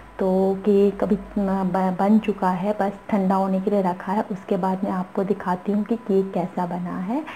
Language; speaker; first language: Hindi; non-native, local second language; Bangla